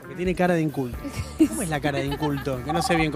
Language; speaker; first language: Spanish; native; Spanish